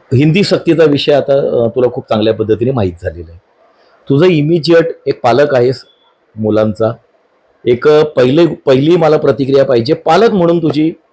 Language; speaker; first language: Marathi; native; Marathi